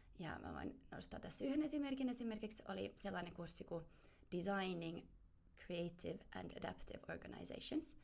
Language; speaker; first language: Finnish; non-native, fluent; German